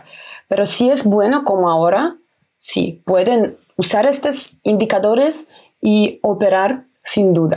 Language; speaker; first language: Spanish; non-native, fluent; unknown